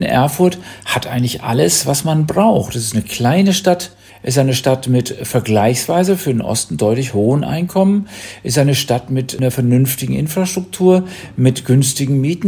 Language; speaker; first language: German; native; German